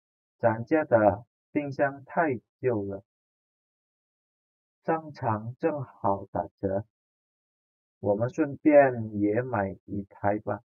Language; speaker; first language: Chinese; non-native, fluent; Indonesian